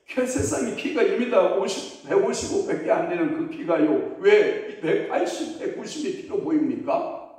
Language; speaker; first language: Korean; native; Korean